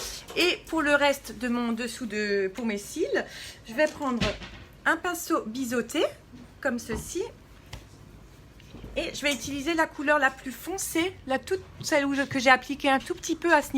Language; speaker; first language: French; native; French